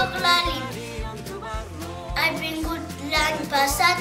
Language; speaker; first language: Catalan; non-native, learner; Romanian